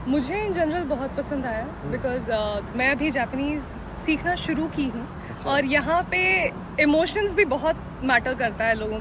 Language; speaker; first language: Hindi; native; Hindi